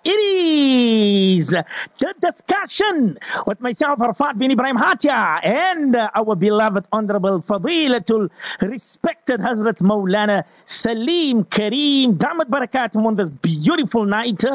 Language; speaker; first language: English; native; English